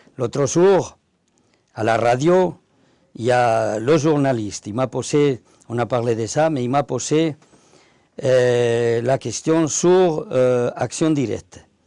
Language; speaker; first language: French; non-native, fluent; Spanish